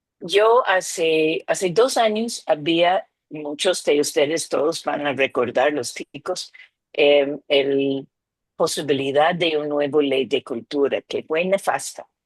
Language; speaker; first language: Spanish; non-native, fluent; English